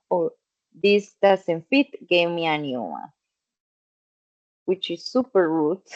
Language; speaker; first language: English; non-native, fluent; Spanish